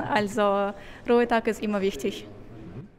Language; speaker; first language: German; non-native, learner; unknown